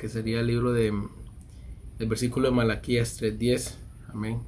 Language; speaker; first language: Spanish; native; Spanish